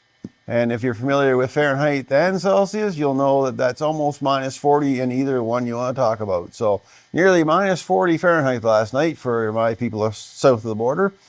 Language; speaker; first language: English; native; English